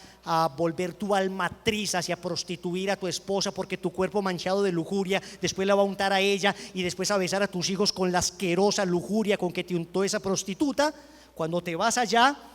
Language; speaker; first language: Spanish; native; Spanish